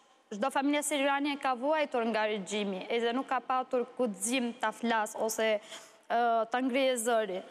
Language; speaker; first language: Albanian; non-native, learner; Arabic